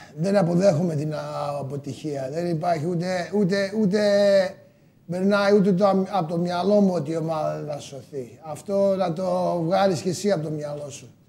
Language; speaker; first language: Greek; early bilingual, heritage; Greek